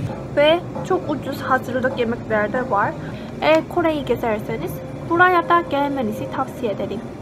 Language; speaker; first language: Turkish; non-native, fluent; Korean